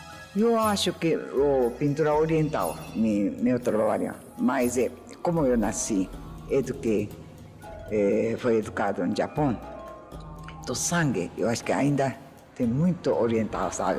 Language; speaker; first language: Portuguese; non-native, fluent; Japanese